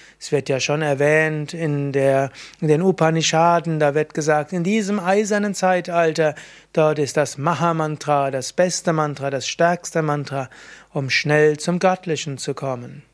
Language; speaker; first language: German; native; German